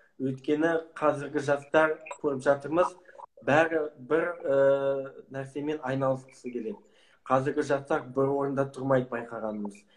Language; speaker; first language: Kazakh; non-native, local second language; Russian